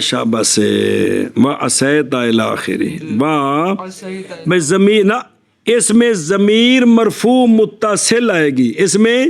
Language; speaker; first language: Hindi; non-native, local second language; Punjabi